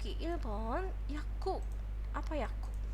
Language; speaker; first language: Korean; non-native, fluent; Indonesian